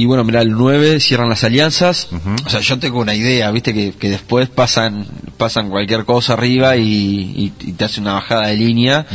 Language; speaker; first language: Spanish; native; Spanish